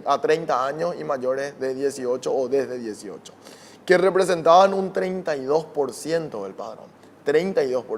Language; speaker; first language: Spanish; native; Spanish